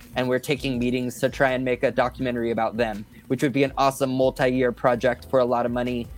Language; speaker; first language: English; native; English